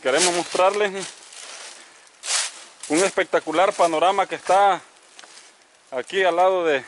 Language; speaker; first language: Spanish; native; Spanish